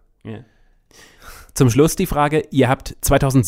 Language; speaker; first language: German; native; German